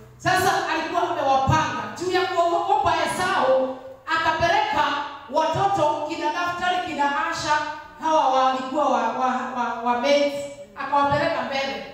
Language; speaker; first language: Swahili; non-native, local second language; Kikuyu